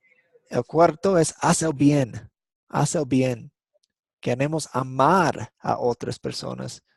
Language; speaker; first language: Spanish; non-native, fluent; English